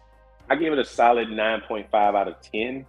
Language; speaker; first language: English; native; English